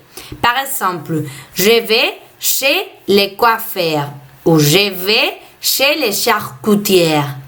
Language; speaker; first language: French; non-native, fluent; Spanish